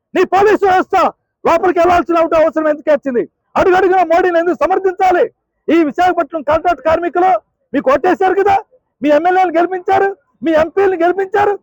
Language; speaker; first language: Telugu; native; Telugu